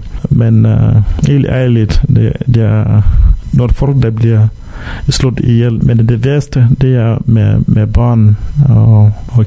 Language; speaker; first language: Danish; non-native, fluent; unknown